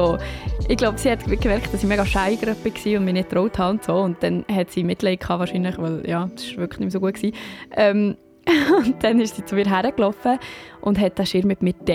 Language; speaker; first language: German; native; German